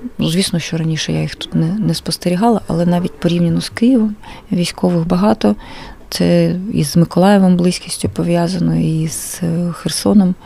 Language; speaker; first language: Ukrainian; non-native, local second language; Russian